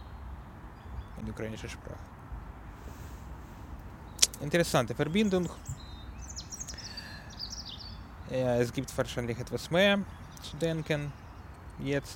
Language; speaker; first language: German; non-native, learner; Ukrainian